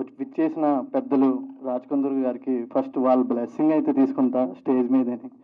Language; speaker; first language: Telugu; native; Telugu